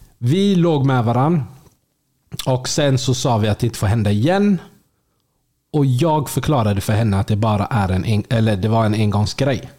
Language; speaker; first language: Swedish; early bilingual, other home language; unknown